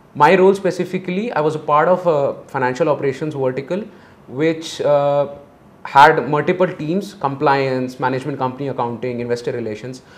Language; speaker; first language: English; non-native, local second language; Hindi